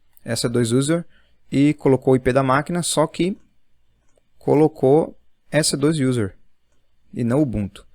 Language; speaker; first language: Portuguese; native; Portuguese